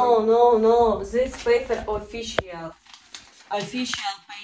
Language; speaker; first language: English; non-native, learner; Russian